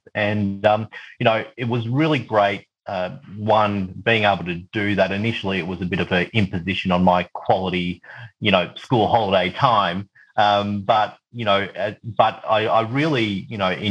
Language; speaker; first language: English; native; English